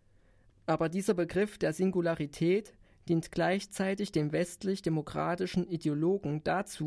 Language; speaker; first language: German; native; German